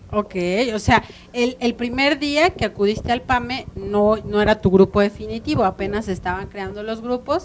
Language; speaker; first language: Spanish; native; Spanish